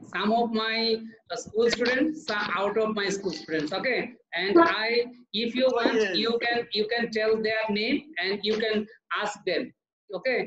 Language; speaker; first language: English; non-native, learner; Bangla